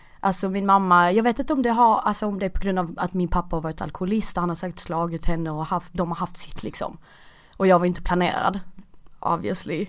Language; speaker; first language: Swedish; early bilingual, other home language; Portuguese